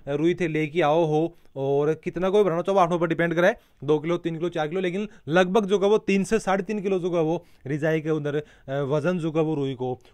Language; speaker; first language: Hindi; native; Hindi